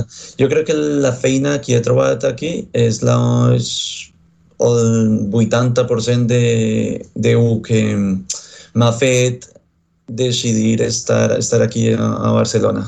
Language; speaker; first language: Catalan; non-native, learner; Spanish